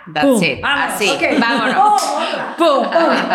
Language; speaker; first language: Spanish; native; Spanish